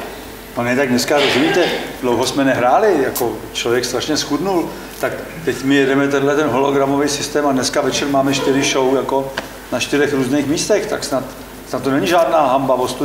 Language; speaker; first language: Czech; native; Czech